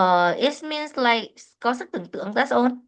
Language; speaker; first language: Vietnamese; native; Vietnamese